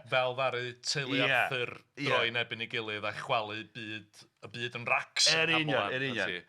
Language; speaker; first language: Welsh; native; Welsh